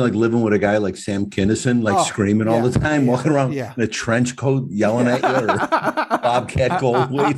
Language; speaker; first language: English; native; English